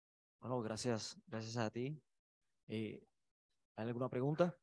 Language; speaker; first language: Spanish; native; Spanish